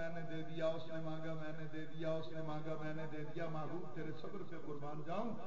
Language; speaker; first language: Urdu; native; Urdu